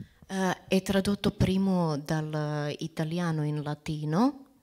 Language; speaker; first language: Italian; non-native, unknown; Serbian